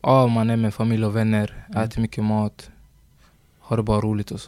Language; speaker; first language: Swedish; early bilingual, other home language; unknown